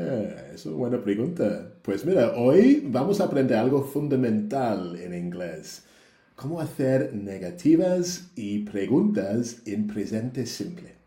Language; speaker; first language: Spanish; non-native, fluent; English